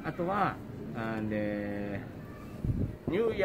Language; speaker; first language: English; non-native, learner; Japanese